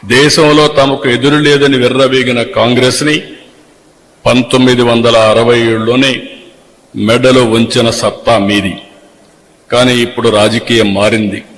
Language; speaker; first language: Telugu; native; Telugu